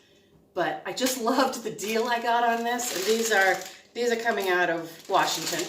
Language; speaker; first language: English; native; English